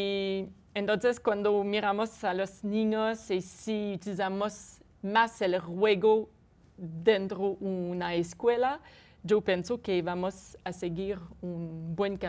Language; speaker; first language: Spanish; non-native, fluent; French